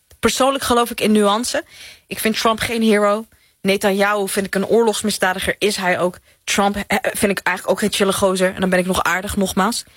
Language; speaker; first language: Dutch; early bilingual, other home language; Persian